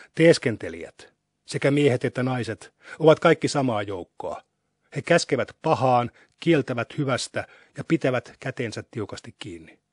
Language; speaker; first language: Finnish; native; Finnish